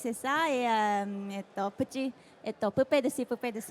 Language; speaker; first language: French; non-native, fluent; Japanese